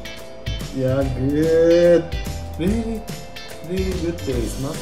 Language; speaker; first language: English; non-native, local second language; Filipino